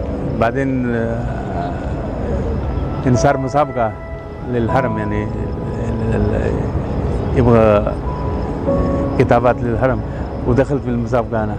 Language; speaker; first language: Arabic; non-native, fluent; Urdu